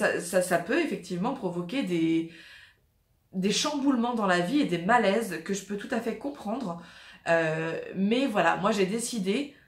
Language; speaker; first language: French; native; French